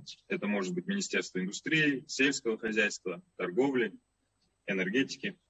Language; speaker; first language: Russian; native; Russian